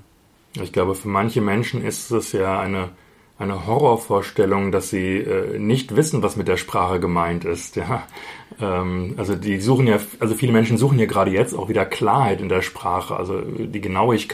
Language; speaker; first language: German; native; German